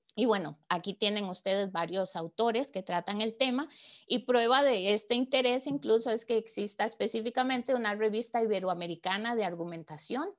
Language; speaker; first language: Spanish; native; Spanish